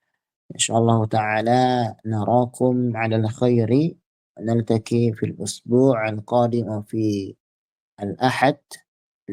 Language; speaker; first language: Arabic; non-native, fluent; Indonesian